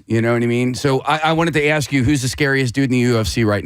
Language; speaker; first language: English; native; English